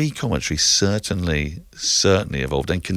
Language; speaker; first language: English; native; English